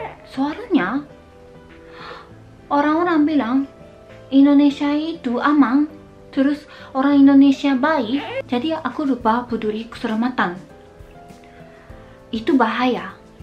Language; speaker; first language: Indonesian; non-native, fluent; Japanese